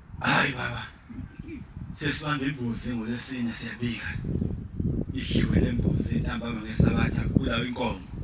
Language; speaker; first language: Zulu; native; Zulu